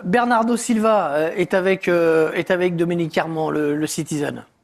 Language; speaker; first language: French; native; French